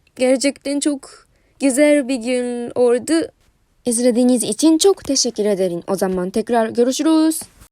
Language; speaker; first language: Turkish; non-native, learner; Japanese